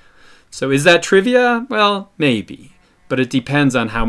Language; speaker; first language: English; native; English